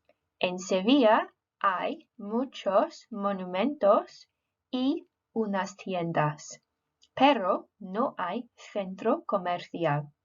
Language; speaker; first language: Spanish; non-native, fluent; English